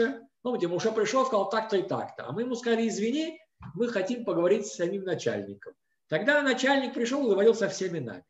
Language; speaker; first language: Russian; native; Russian